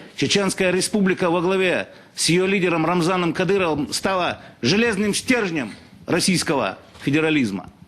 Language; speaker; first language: Russian; non-native, local second language; Chechen